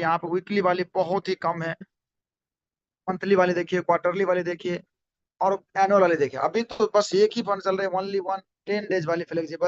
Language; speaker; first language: Hindi; native; Hindi